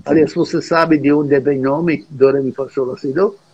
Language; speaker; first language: Portuguese; non-native, fluent; Czech